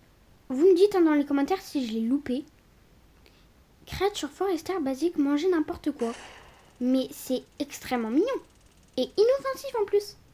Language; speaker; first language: French; native; French